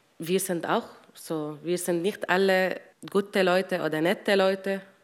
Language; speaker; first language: German; non-native, learner; Arabic